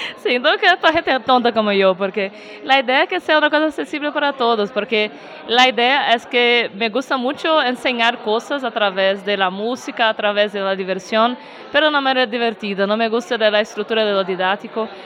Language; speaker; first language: Spanish; non-native, fluent; Portuguese